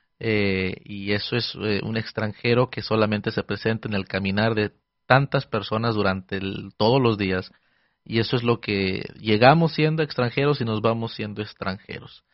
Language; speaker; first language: Spanish; early bilingual, heritage; Spanish